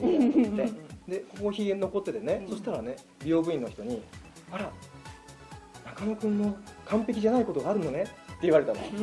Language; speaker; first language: Japanese; native; Japanese